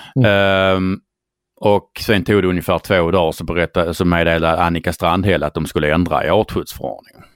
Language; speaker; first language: Swedish; native; Swedish